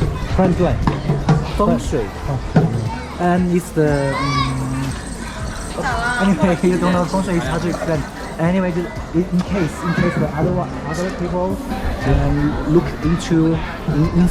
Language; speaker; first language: English; non-native, learner; Chinese